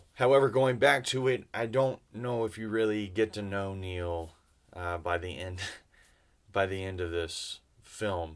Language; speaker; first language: English; native; English